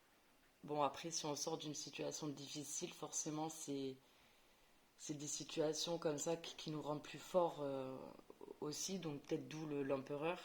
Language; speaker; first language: French; native; French